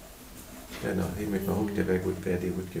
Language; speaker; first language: German; native; German